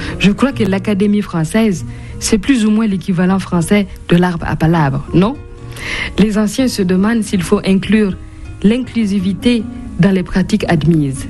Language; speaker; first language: French; non-native, local second language; Mossi